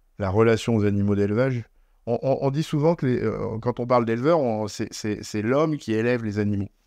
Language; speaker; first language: French; native; French